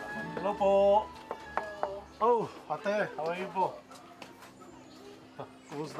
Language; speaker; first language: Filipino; non-native, learner; Korean